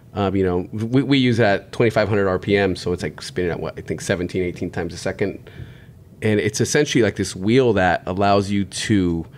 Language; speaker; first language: English; native; English